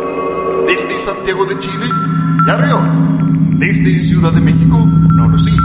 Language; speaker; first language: Spanish; native; Spanish